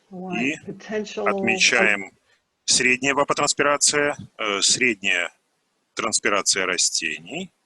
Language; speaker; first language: Russian; native; Russian